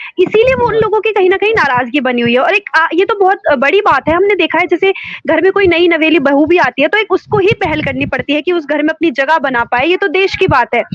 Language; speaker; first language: Hindi; native; Hindi